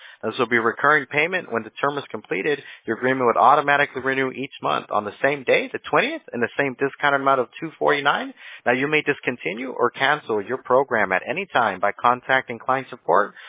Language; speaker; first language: English; early bilingual, other home language; Spanish